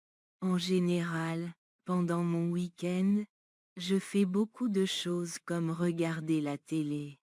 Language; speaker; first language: French; non-native, learner; Bangla